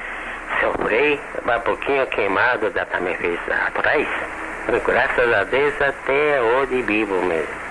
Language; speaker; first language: Portuguese; non-native, learner; Japanese